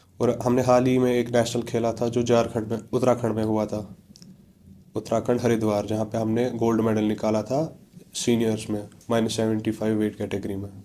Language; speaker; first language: Urdu; non-native, local second language; Kashmiri